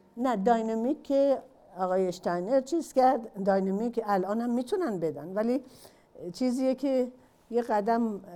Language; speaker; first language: Persian; native; Persian